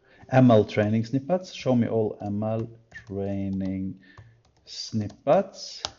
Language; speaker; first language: English; non-native, fluent; Norwegian